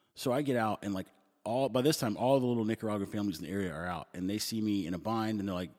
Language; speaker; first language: English; native; English